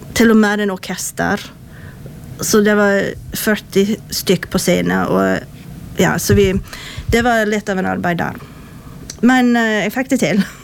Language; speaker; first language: Norwegian; non-native, fluent; English